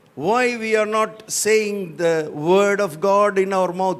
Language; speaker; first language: English; non-native, local second language; Tamil